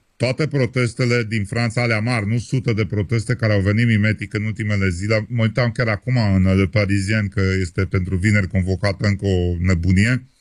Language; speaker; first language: Romanian; native; Romanian